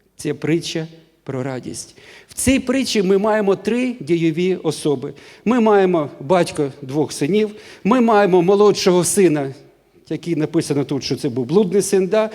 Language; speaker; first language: Ukrainian; non-native, local second language; Russian